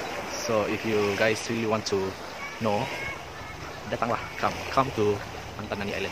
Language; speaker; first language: English; non-native, local second language; Malay